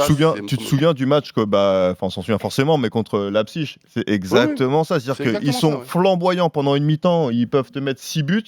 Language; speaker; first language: French; native; French